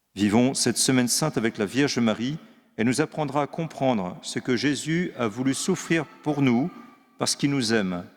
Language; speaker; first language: French; native; French